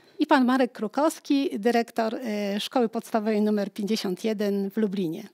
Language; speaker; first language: Polish; native; Polish